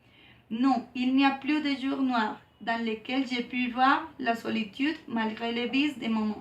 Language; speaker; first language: French; non-native, learner; Spanish